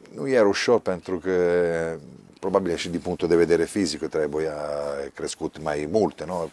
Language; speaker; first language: Romanian; non-native, fluent; Italian